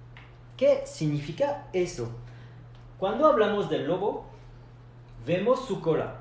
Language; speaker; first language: Spanish; non-native, fluent; French